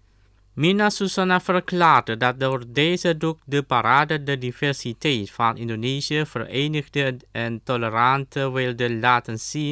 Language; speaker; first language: Dutch; non-native, fluent; Indonesian